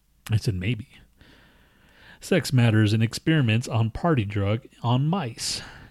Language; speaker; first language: English; native; English